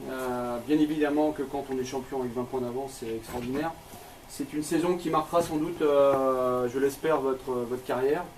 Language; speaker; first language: French; native; French